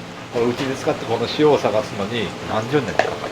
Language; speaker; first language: Japanese; native; Japanese